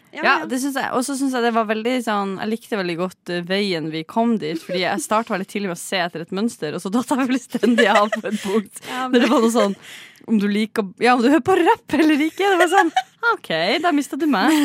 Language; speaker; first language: Norwegian; native; Norwegian